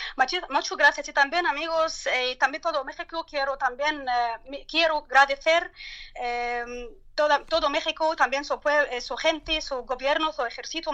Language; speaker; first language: Spanish; non-native, learner; Arabic